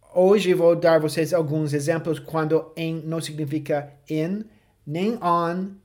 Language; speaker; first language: Portuguese; non-native, fluent; English